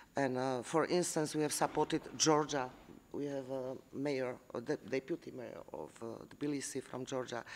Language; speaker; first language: English; non-native, fluent; Slovak